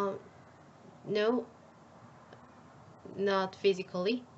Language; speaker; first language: English; non-native, learner; Korean